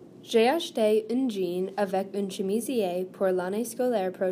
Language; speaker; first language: French; non-native, learner; English